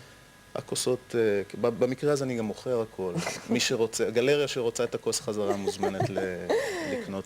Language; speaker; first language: Hebrew; native; Hebrew